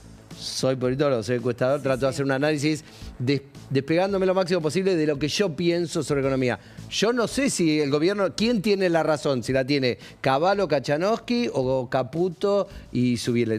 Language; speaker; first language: Spanish; native; Spanish